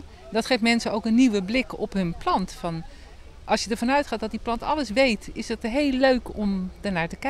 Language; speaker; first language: Dutch; native; Dutch